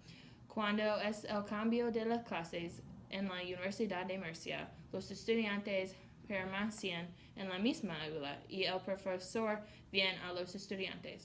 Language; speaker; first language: Spanish; non-native, learner; English